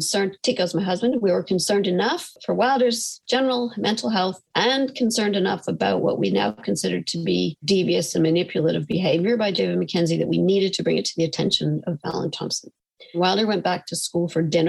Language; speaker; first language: English; native; English